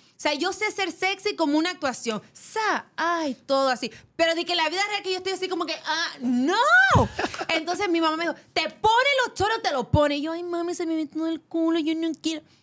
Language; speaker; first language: Spanish; early bilingual, heritage; Spanish